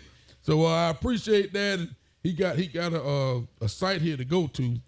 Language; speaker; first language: English; native; English